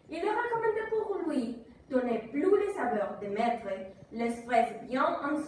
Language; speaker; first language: French; non-native, learner; Spanish